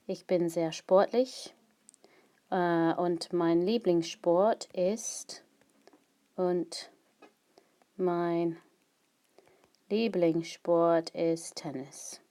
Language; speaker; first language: German; non-native, fluent; English